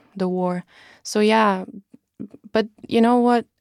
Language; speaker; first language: English; non-native, fluent; Russian